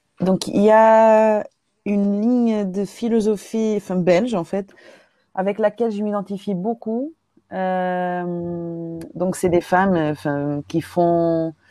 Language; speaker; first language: French; non-native, fluent; Portuguese